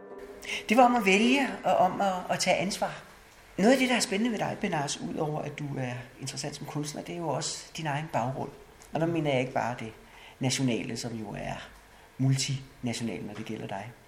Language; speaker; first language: Danish; native; Danish